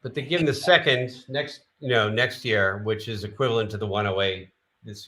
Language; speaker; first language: English; native; English